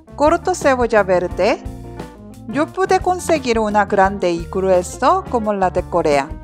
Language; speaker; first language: Spanish; non-native, learner; Korean